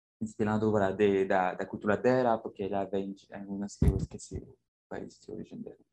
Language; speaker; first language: Portuguese; non-native, learner; French